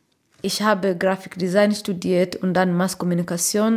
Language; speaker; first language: German; non-native, learner; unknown